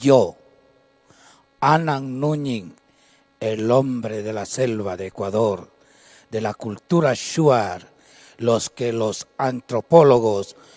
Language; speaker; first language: Spanish; non-native, local second language; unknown